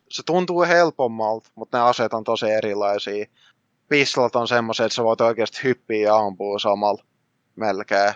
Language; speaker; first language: Finnish; early bilingual, other home language; Russian